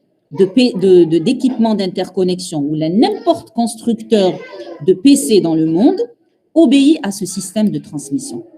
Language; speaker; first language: French; non-native, local second language; Arabic